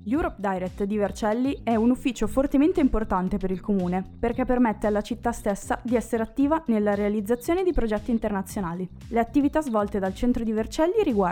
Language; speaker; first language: Italian; native; Italian